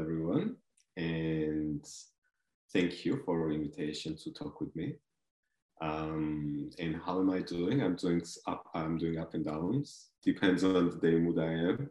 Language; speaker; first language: English; non-native, fluent; Georgian